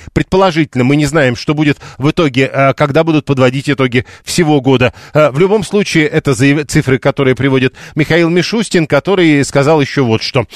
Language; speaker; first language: Russian; native; Russian